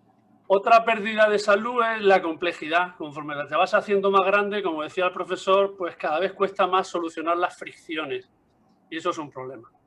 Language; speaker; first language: Spanish; native; Spanish